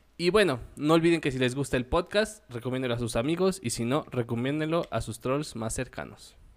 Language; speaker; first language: Spanish; native; Spanish